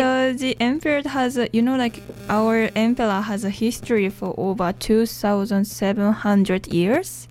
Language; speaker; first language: English; non-native, learner; Japanese